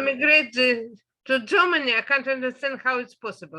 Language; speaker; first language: English; non-native, learner; Russian